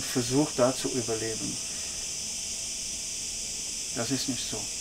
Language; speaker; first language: German; non-native, fluent; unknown